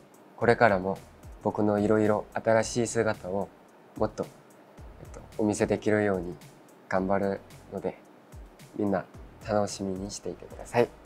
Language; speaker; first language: Japanese; non-native, fluent; Korean